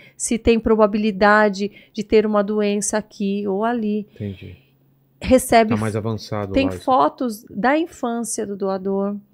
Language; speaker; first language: Portuguese; native; Portuguese